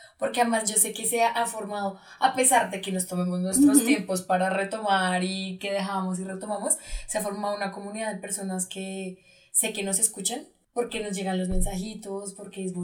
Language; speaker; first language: Spanish; native; Spanish